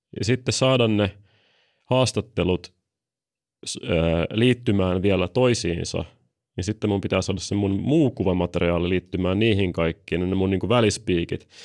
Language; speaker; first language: Finnish; native; Finnish